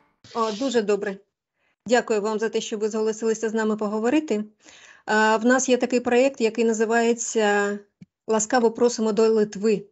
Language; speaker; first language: Ukrainian; native; Ukrainian